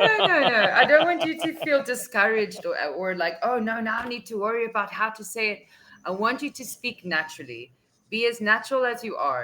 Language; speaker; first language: English; non-native, fluent; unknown